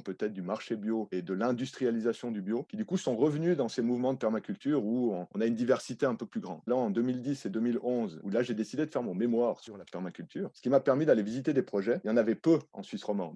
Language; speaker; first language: French; native; French